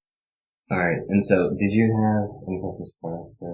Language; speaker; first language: English; native; English